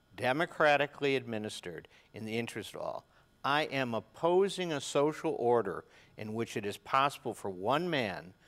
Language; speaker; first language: English; native; English